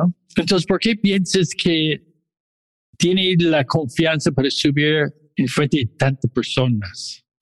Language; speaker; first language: Spanish; non-native, fluent; English